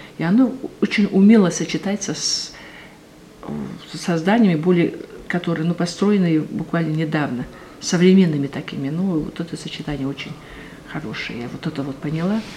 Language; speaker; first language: Russian; non-native, local second language; Kazakh